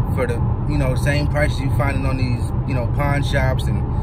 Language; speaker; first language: English; native; English